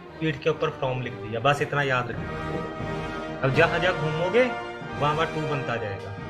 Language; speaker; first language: Hindi; native; Hindi